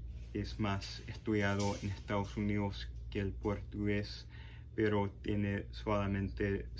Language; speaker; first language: Spanish; non-native, fluent; English